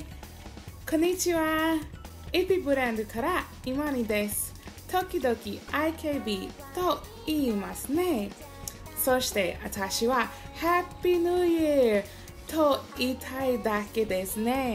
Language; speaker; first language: Japanese; non-native, learner; English